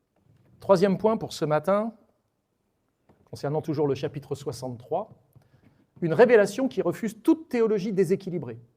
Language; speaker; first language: French; native; French